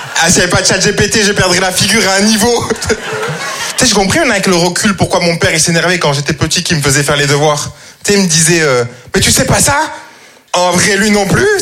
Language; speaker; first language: French; native; French